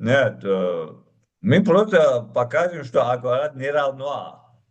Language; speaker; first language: Russian; non-native, local second language; Uzbek